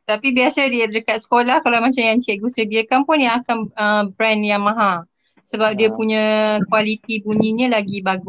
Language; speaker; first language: Malay; native; Malay